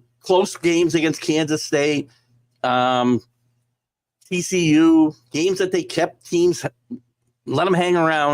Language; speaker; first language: English; native; English